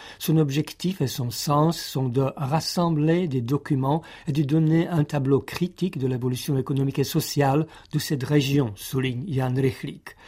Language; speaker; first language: French; non-native, fluent; Czech